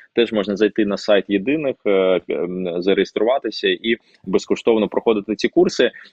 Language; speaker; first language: Ukrainian; non-native, local second language; Russian